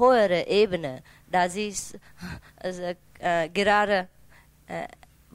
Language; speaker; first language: German; non-native, learner; Vietnamese